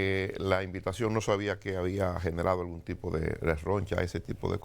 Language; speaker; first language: Spanish; native; Spanish